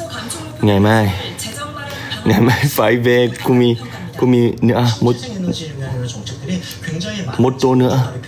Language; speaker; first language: Vietnamese; non-native, learner; Korean